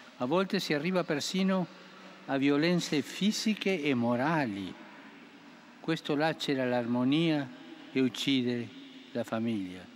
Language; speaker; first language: Italian; non-native, fluent; Spanish